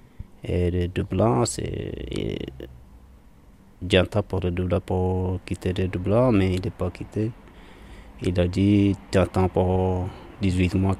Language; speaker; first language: French; non-native, learner; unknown